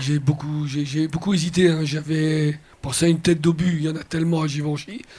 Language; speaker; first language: French; native; French